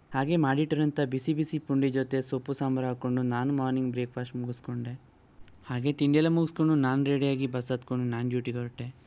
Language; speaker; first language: Kannada; non-native, local second language; Tulu